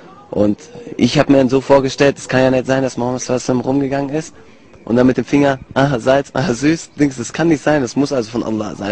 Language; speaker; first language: German; early bilingual, other home language; Italian